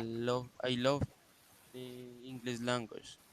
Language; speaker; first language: English; non-native, learner; Spanish